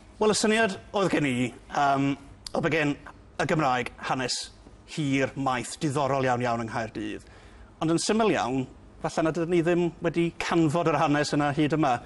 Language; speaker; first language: Welsh; native; Welsh